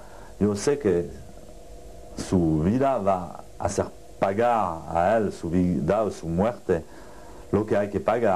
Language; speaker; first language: Spanish; non-native, learner; French